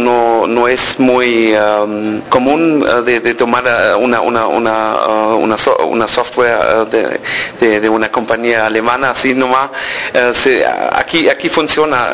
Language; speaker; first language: Spanish; early bilingual, heritage; Spanish